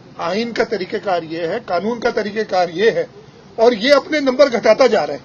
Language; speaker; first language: Urdu; non-native, local second language; Sindhi